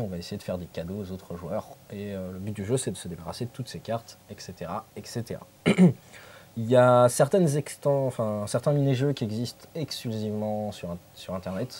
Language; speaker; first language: French; native; French